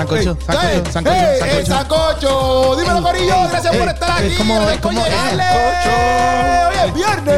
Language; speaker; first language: Spanish; native; Spanish